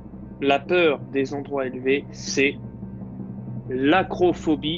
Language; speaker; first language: French; native; French